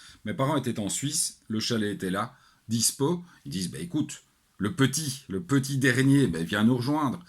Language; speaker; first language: French; native; French